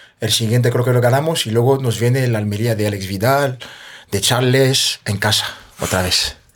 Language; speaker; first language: Spanish; non-native, fluent; French